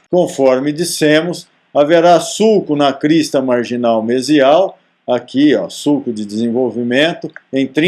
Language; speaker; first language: Portuguese; native; Portuguese